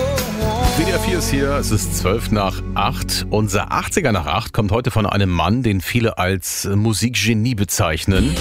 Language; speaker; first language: German; native; German